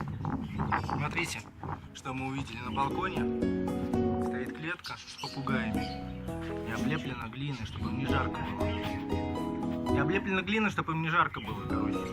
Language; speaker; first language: Russian; native; Russian